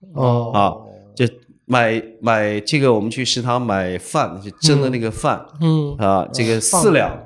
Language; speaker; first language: Chinese; non-native, local second language; Min Nan Chinese